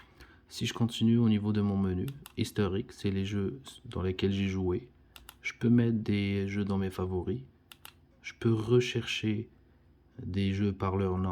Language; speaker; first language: French; native; French